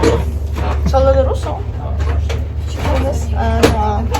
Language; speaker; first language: Spanish; non-native, learner; Russian